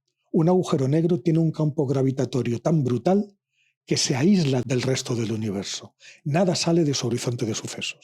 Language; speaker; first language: Spanish; native; Spanish